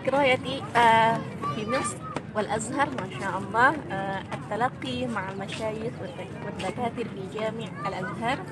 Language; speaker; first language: Arabic; non-native, fluent; Indonesian